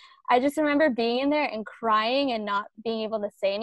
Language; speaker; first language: English; early bilingual, other home language; Filipino